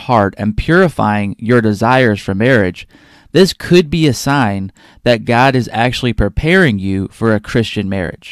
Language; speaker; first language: English; native; English